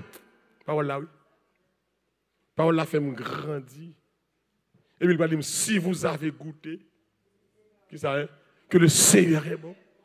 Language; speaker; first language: French; non-native, learner; Haitian Creole